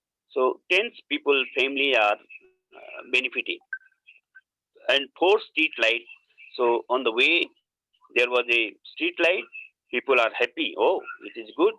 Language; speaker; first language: English; non-native, learner; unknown